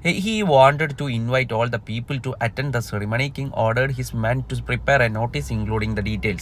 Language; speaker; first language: English; non-native, local second language; Malayalam